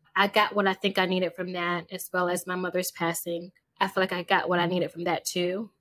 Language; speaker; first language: English; native; English